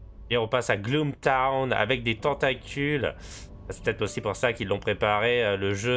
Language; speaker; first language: French; native; French